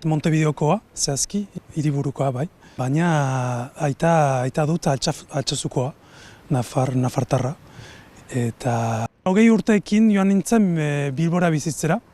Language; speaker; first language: Basque; non-native, fluent; Spanish